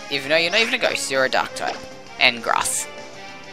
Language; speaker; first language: English; native; English